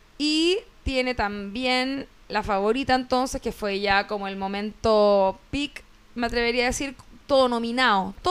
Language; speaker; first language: Spanish; native; Spanish